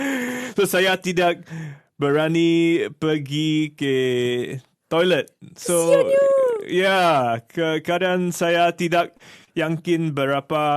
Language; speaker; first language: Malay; non-native, learner; English